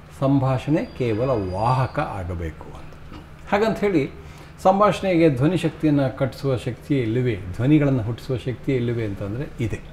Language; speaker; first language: Kannada; native; Kannada